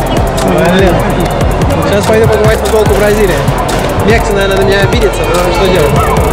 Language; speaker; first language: Russian; native; Russian